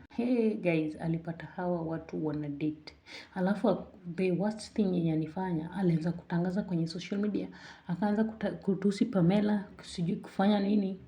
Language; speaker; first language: Swahili; native; Swahili